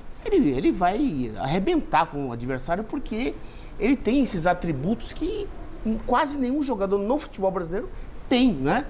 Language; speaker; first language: Portuguese; native; Portuguese